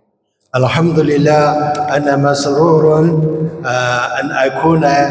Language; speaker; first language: Arabic; non-native, fluent; Chinese